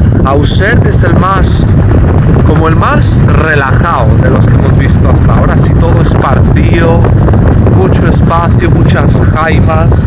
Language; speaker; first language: Spanish; native; Spanish